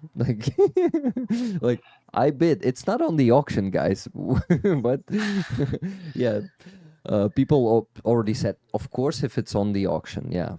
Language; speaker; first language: English; non-native, fluent; Ukrainian